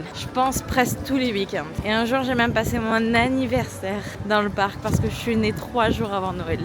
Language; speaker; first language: French; native; French